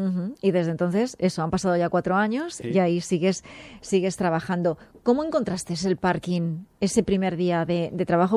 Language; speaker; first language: Spanish; native; Spanish